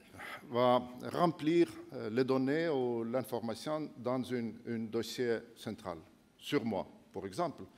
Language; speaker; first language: French; non-native, fluent; Estonian